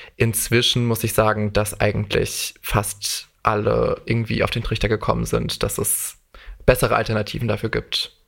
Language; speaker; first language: German; native; German